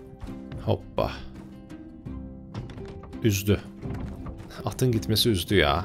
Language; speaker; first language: Turkish; native; Turkish